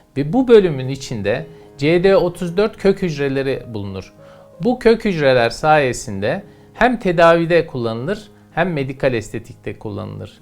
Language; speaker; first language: Turkish; native; Turkish